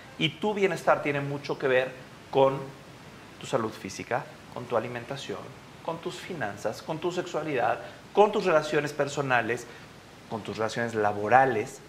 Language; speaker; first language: Spanish; native; Spanish